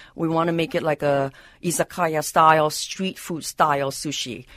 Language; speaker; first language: English; non-native, local second language; Cantonese